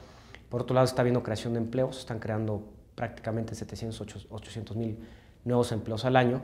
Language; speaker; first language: Spanish; native; Spanish